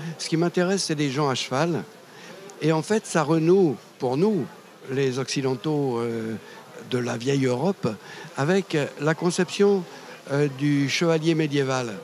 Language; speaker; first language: French; native; French